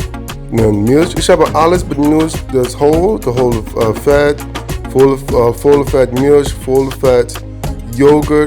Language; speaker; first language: German; non-native, learner; English